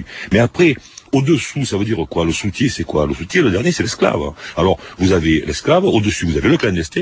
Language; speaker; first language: French; native; French